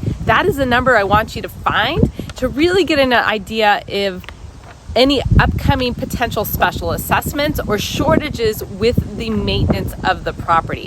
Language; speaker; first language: English; native; English